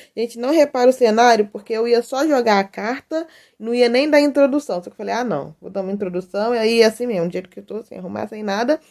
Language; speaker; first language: Portuguese; native; Portuguese